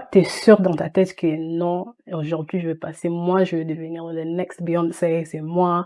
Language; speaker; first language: French; early bilingual, heritage; French